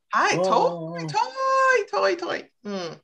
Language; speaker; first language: Japanese; non-native, learner; English